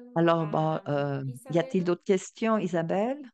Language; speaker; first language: French; non-native, fluent; Portuguese